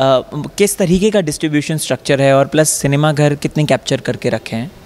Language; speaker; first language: Hindi; native; Hindi